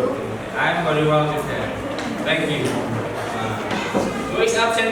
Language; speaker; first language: English; non-native, learner; Indonesian